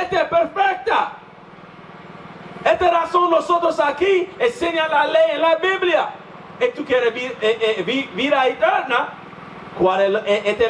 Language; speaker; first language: Spanish; non-native, learner; English